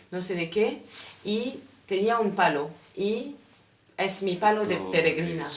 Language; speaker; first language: Spanish; non-native, learner; French